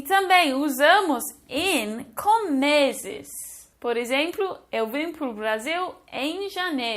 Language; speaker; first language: Portuguese; non-native, fluent; English